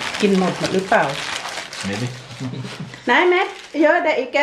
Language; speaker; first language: Thai; native; Thai